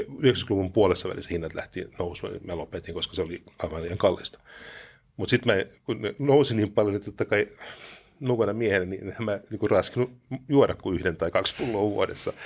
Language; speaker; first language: Finnish; early bilingual, heritage; Finnish